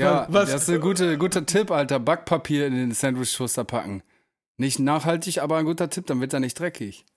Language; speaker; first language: German; native; German